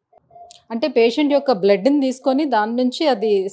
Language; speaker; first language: Telugu; native; Telugu